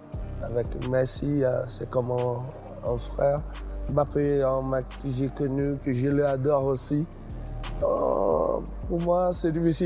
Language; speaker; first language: French; non-native, fluent; Portuguese